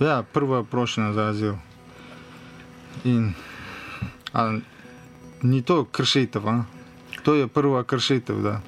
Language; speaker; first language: Slovenian; non-native, learner; Russian